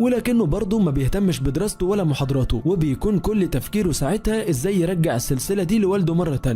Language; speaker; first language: Arabic; native; Arabic